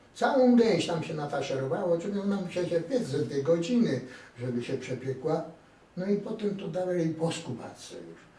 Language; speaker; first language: Polish; native; Polish